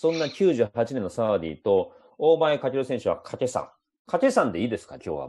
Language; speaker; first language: Japanese; native; Japanese